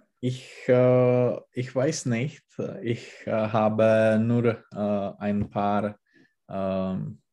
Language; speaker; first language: German; non-native, learner; Czech